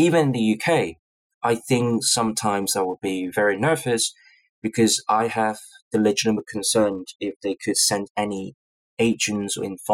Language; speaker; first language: English; non-native, local second language; Cantonese